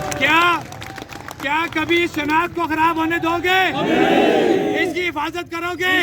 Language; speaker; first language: Urdu; non-native, local second language; Punjabi